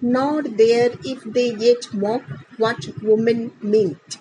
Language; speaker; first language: English; non-native, local second language; Bangla